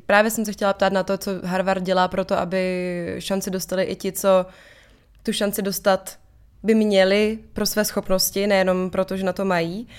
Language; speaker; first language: Czech; native; Czech